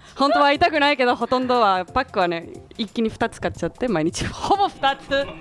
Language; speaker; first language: Japanese; non-native, fluent; Spanish